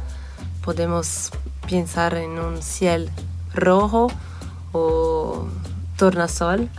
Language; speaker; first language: Spanish; non-native, fluent; Portuguese